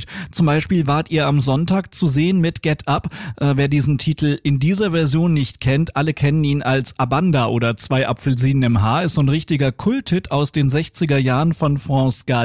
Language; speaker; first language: German; native; German